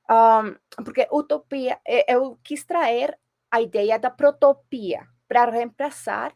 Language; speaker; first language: Portuguese; non-native, fluent; Spanish